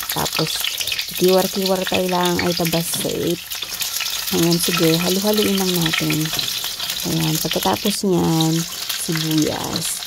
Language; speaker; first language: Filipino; non-native, local second language; Iloko